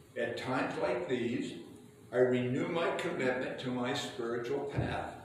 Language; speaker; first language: English; native; English